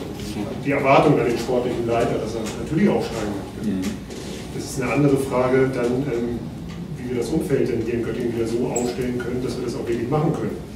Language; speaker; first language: German; native; German